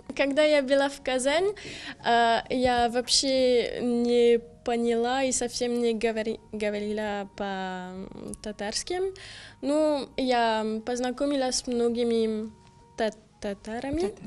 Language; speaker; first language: Russian; non-native, fluent; French